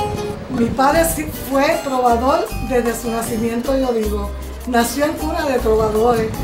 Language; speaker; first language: Spanish; native; Spanish